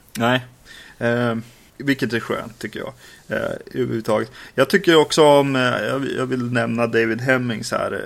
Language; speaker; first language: Swedish; native; Swedish